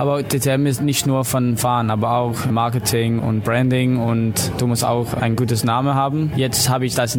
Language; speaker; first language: German; non-native, learner; Danish